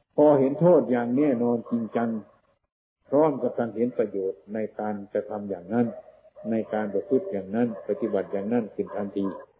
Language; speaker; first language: Thai; non-native, local second language; Northeastern Thai